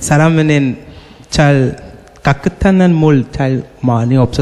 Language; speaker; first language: Korean; non-native, learner; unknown